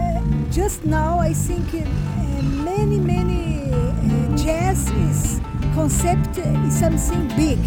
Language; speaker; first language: English; non-native, learner; Portuguese